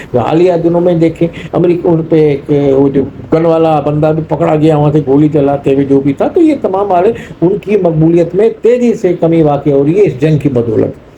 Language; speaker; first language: Urdu; non-native, local second language; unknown